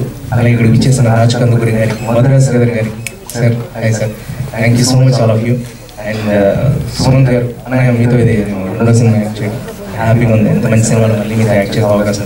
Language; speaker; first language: Telugu; native; Telugu